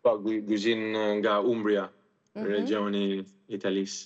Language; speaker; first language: Albanian; early bilingual, heritage; Albanian